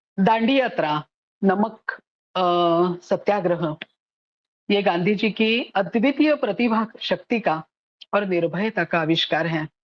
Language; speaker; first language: Hindi; non-native, local second language; Marathi